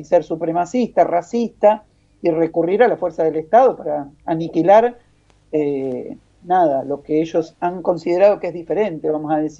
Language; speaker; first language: Spanish; native; Spanish